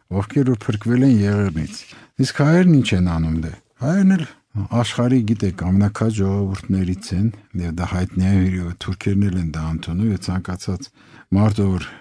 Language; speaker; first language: Armenian; native; Armenian